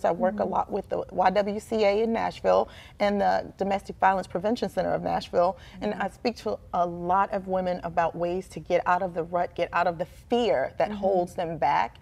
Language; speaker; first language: English; native; English